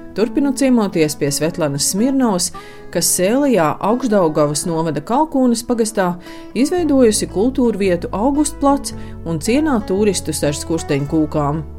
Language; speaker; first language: Latvian; native; Latvian